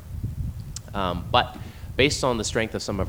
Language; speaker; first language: English; non-native, fluent; Chinese